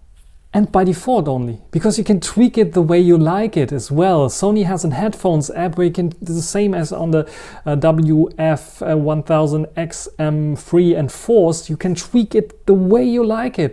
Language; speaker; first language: English; non-native, fluent; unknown